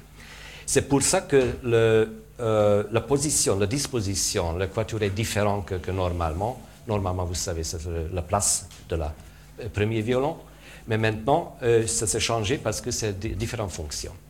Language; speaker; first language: French; non-native, fluent; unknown